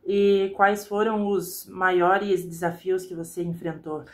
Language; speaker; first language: Portuguese; native; Portuguese